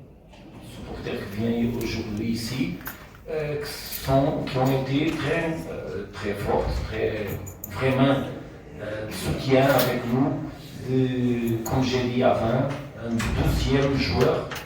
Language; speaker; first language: French; non-native, fluent; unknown